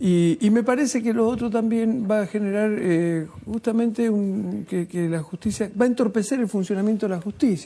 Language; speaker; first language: Spanish; native; Spanish